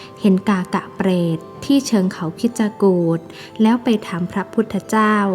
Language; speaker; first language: Thai; native; Thai